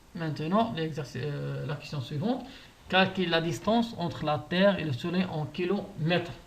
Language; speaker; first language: French; non-native, local second language; Arabic